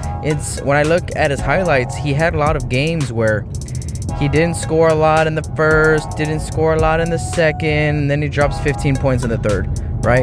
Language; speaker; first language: English; native; English